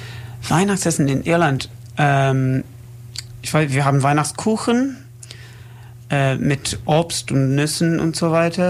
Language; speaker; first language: German; non-native, learner; English